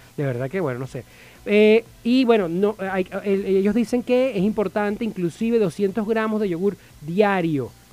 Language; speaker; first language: Spanish; native; Spanish